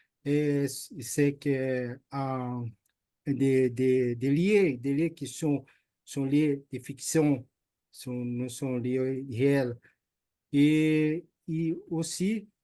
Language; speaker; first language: French; non-native, learner; Portuguese